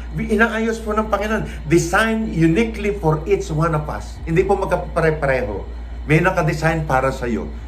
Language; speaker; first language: Filipino; non-native, local second language; Cebuano